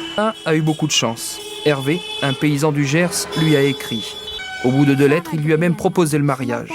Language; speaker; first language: French; native; French